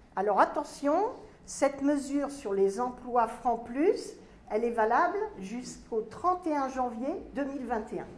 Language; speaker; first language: French; native; French